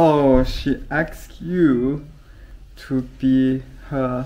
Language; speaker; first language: English; non-native, local second language; Chinese